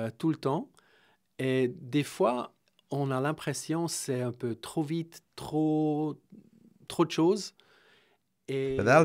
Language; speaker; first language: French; non-native, fluent; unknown